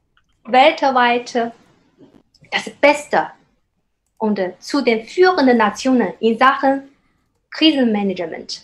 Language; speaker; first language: German; non-native, fluent; Chinese